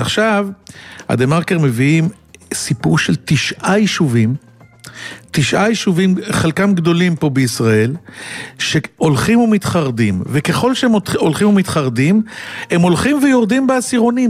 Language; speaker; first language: Hebrew; native; Hebrew